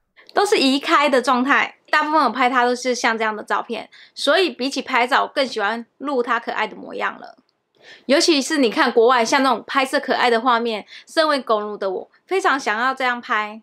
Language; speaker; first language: Chinese; native; Chinese